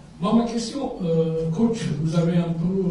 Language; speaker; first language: French; non-native, local second language; Arabic